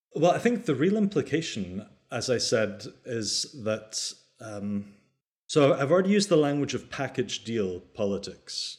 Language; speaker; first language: English; native; English